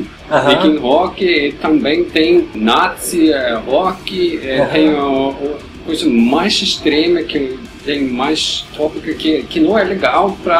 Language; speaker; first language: Portuguese; non-native, learner; Norwegian